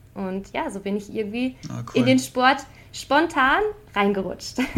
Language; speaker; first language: German; native; German